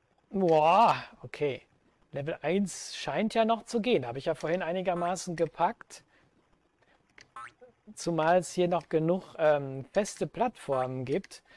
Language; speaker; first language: German; native; German